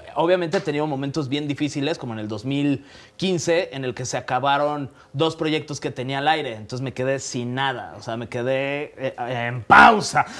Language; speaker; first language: Spanish; native; Spanish